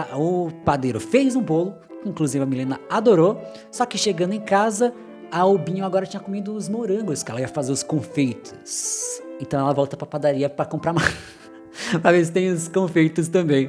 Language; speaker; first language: Portuguese; native; Portuguese